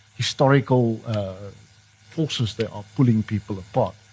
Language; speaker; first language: English; non-native, local second language; Afrikaans